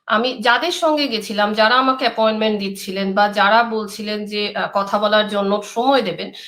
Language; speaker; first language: Bangla; native; Bangla